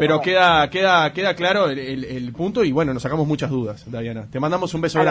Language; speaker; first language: Spanish; native; Spanish